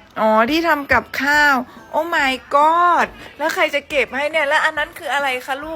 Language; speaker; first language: Thai; native; Thai